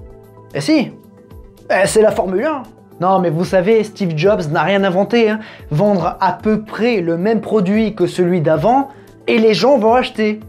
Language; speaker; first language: French; native; French